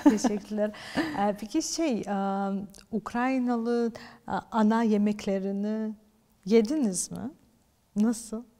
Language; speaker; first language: Turkish; non-native, fluent; Ukrainian